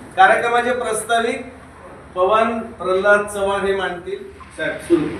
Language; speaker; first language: Marathi; non-native, local second language; Rajasthani